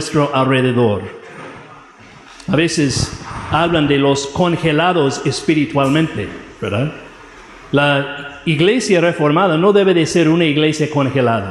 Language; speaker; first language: Spanish; non-native, fluent; English